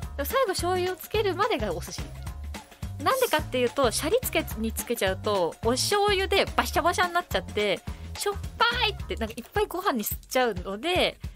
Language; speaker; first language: Japanese; native; Japanese